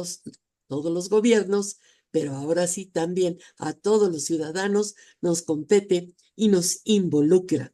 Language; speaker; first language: Spanish; native; Spanish